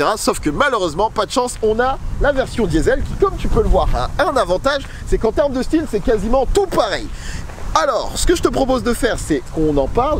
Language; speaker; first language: French; native; French